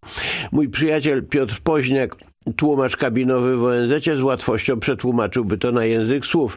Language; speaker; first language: Polish; native; Polish